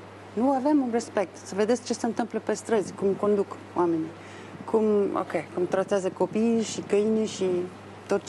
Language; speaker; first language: Romanian; non-native, fluent; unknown